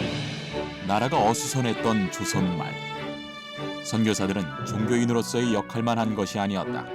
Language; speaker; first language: Korean; native; Korean